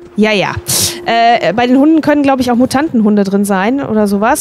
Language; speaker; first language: German; native; German